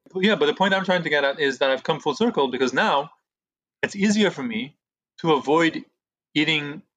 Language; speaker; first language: English; early bilingual, other home language; Hebrew